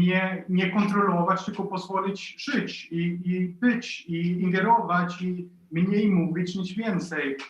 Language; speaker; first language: Polish; non-native, fluent; Swedish